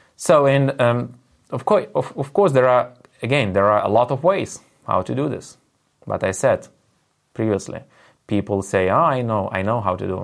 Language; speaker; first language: English; non-native, fluent; Lithuanian